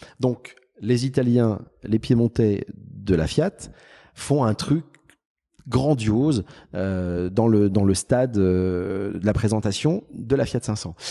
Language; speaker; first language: French; native; French